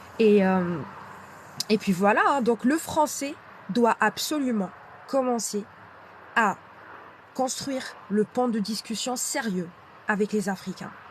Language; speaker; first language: French; non-native, local second language; Arabic